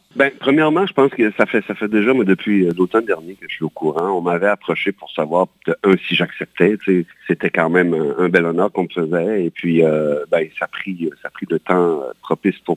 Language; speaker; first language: French; native; French